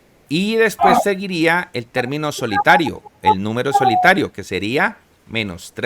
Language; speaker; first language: Spanish; native; Spanish